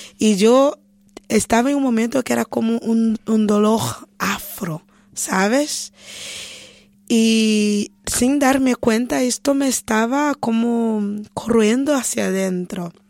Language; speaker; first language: Spanish; non-native, fluent; Portuguese